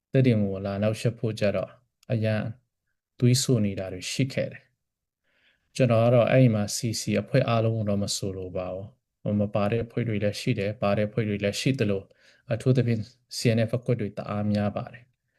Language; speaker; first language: Burmese; non-native, local second language; Hakha Chin